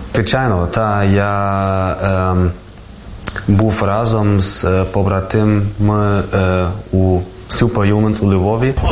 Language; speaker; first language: Ukrainian; non-native, learner; German